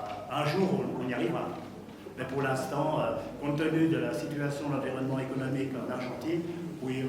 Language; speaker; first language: French; native; French